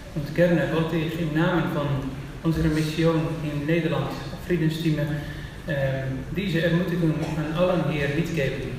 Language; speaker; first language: German; non-native, fluent; Dutch